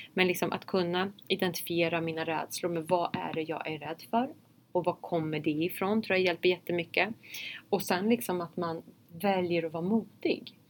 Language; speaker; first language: Swedish; early bilingual, other home language; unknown